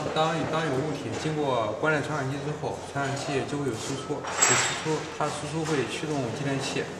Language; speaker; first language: Chinese; native; Chinese